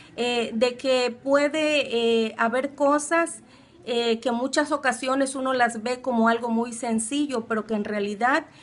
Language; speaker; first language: Spanish; native; Spanish